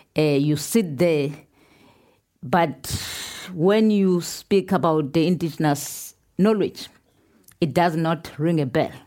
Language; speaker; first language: English; non-native, local second language; Xhosa